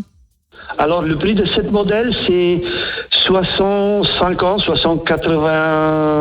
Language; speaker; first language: French; non-native, fluent; Italian